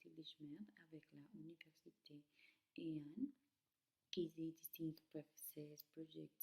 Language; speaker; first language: French; non-native, learner; Spanish